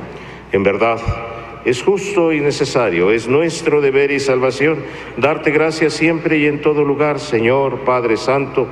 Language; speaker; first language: Spanish; native; Spanish